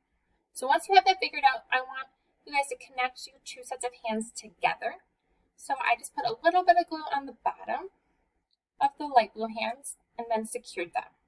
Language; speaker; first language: English; native; English